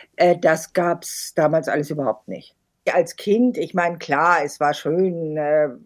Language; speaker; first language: German; native; German